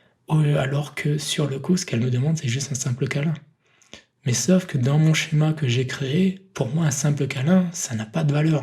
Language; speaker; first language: French; native; French